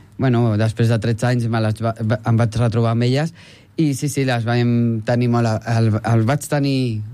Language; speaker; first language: Catalan; native; Catalan